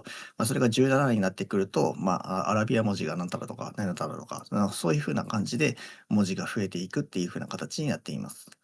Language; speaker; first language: Japanese; native; Japanese